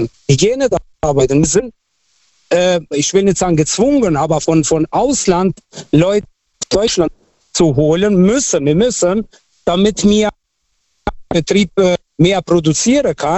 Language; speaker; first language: German; non-native, fluent; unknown